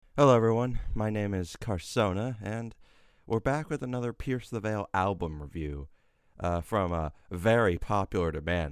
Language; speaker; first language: English; native; English